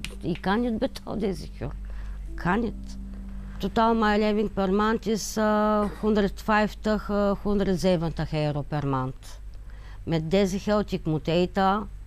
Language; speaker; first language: Dutch; non-native, learner; Bulgarian